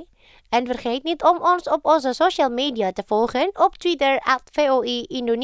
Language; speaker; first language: Dutch; non-native, fluent; Indonesian